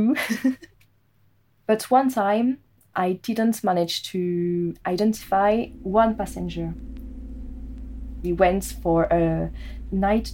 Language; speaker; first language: English; non-native, fluent; French